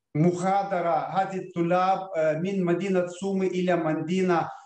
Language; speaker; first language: Arabic; non-native, fluent; Ukrainian